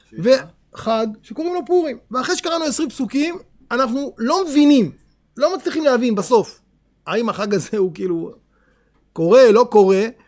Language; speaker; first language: Hebrew; native; Hebrew